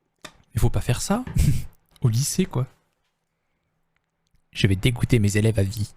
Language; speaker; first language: French; native; French